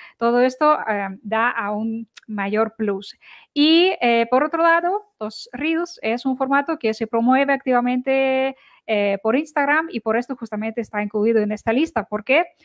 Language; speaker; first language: Spanish; non-native, fluent; Ukrainian